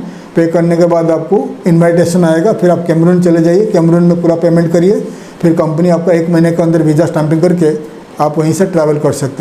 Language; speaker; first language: Hindi; non-native, local second language; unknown